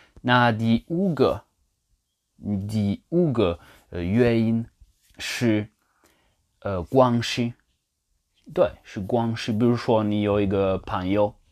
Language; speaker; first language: Chinese; non-native, learner; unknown